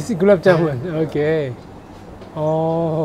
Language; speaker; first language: English; non-native, fluent; Korean